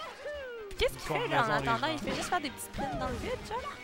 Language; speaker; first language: French; native; French